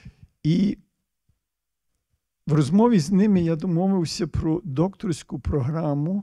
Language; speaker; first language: Ukrainian; early bilingual, heritage; Ukrainian